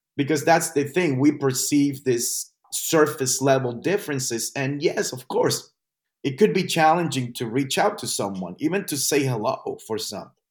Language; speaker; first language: English; non-native, fluent; Spanish